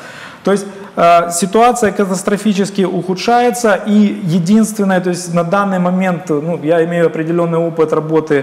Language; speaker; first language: Russian; native; Russian